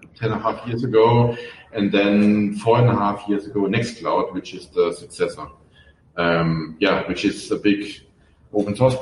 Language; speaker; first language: English; non-native, fluent; German